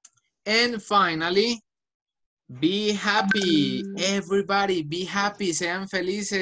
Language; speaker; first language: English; non-native, fluent; Spanish